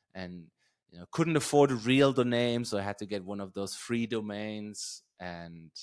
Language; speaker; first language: English; non-native, fluent; German